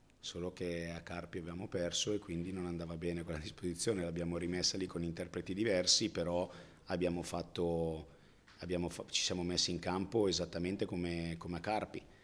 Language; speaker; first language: Italian; native; Italian